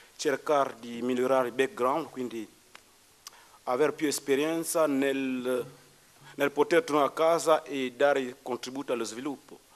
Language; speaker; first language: Italian; non-native, fluent; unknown